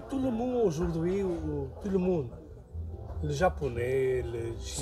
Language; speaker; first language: French; non-native, learner; Portuguese